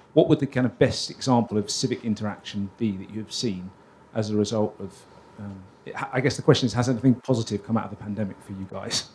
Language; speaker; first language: English; native; English